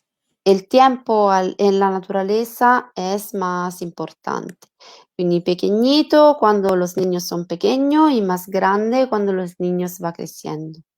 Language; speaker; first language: Spanish; non-native, learner; Italian